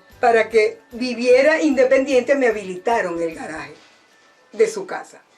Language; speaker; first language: Spanish; native; Spanish